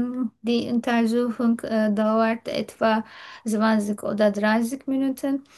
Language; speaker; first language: German; non-native, learner; Turkish